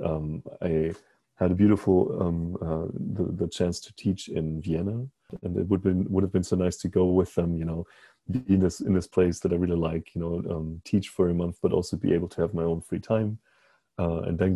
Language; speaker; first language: English; non-native, fluent; German